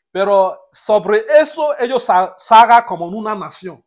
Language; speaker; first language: Spanish; non-native, learner; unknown